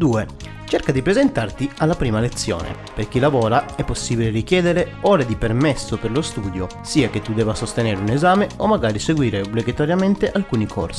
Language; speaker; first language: Italian; native; Italian